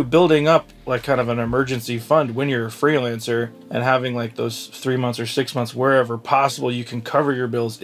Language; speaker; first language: English; native; English